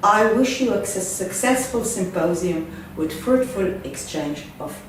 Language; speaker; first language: English; non-native, fluent; Slovenian